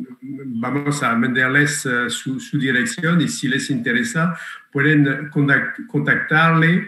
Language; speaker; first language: Spanish; non-native, fluent; French